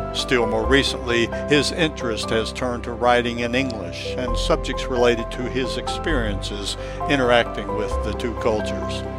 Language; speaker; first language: English; non-native, fluent; Japanese